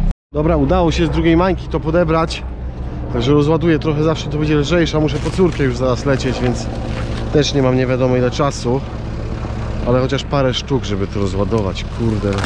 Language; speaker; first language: Polish; native; Polish